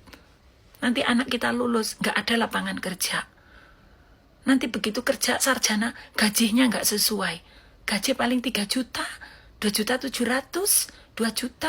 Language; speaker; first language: Indonesian; native; Indonesian